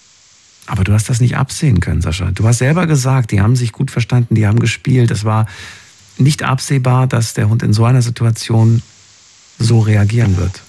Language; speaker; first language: German; native; German